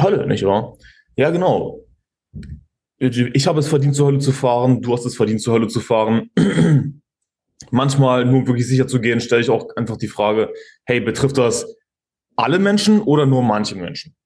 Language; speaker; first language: German; native; German